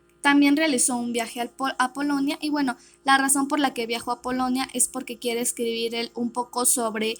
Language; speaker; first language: Spanish; native; Spanish